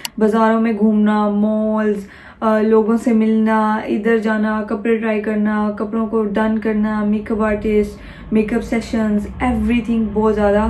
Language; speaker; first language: Urdu; early bilingual, heritage; Urdu